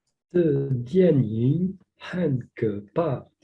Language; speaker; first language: Chinese; non-native, learner; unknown